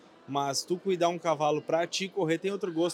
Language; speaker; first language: Portuguese; native; Portuguese